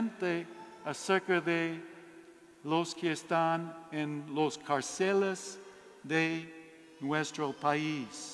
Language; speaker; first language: Spanish; non-native, learner; English